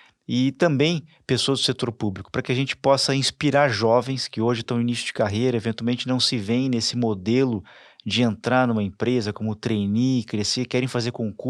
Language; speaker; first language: Portuguese; native; Portuguese